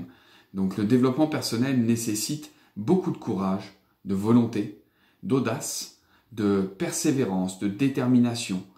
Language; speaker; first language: French; native; French